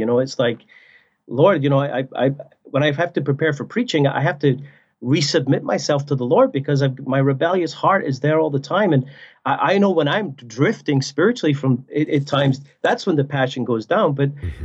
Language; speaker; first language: English; native; English